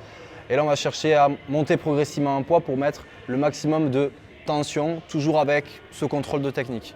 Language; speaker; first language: French; native; French